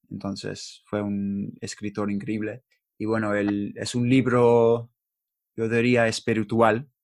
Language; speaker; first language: Spanish; non-native, learner; English